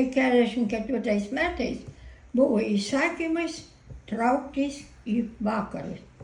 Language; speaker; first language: Lithuanian; non-native, local second language; German